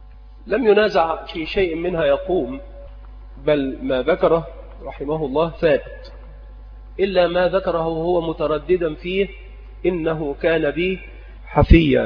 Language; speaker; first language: Arabic; native; Arabic